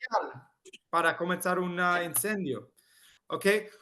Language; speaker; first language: Spanish; non-native, fluent; English